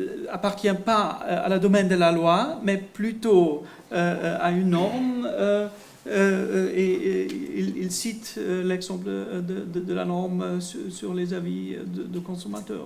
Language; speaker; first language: French; non-native, fluent; German